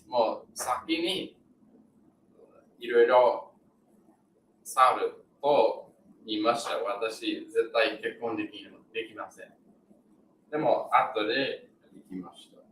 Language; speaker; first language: Japanese; non-native, learner; English